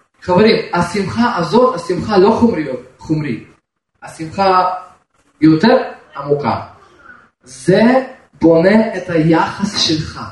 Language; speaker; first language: Hebrew; non-native, fluent; Russian